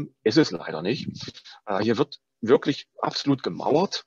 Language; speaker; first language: German; native; German